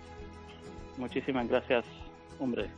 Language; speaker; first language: Spanish; non-native, learner; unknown